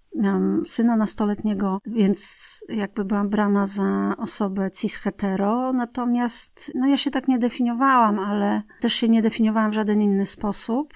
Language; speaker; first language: Polish; native; Polish